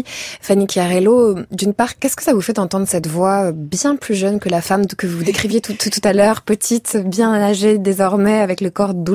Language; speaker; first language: French; native; French